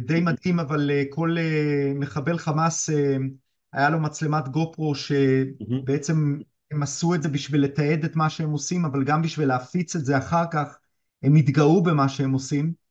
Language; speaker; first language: Hebrew; native; Hebrew